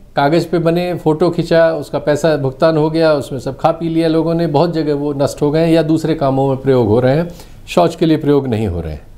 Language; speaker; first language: Hindi; native; Hindi